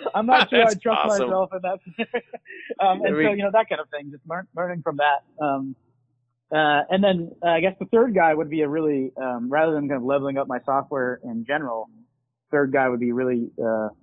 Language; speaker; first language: English; native; English